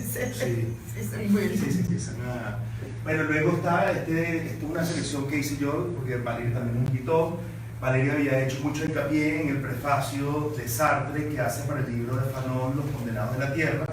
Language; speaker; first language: Spanish; native; Spanish